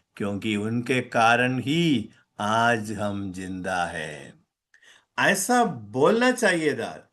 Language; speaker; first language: Hindi; non-native, local second language; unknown